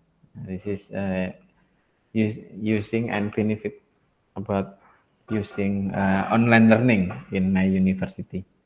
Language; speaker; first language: English; non-native, learner; Indonesian